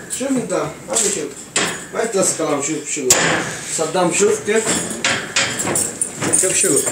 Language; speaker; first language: Arabic; non-native, learner; Bangla